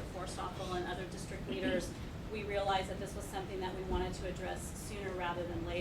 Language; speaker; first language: English; native; English